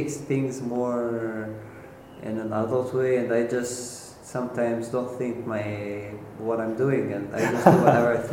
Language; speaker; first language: English; non-native, fluent; Arabic